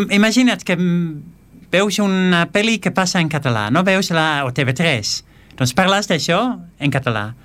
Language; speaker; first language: Catalan; non-native, fluent; Dutch